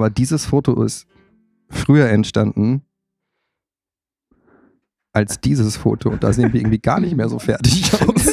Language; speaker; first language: German; native; German